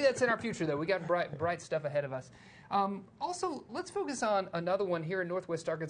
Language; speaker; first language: English; native; English